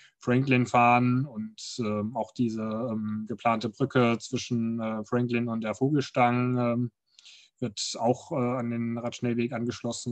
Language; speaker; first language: German; native; German